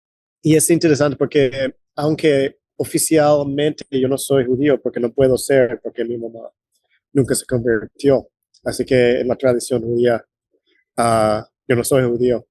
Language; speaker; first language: Spanish; non-native, fluent; English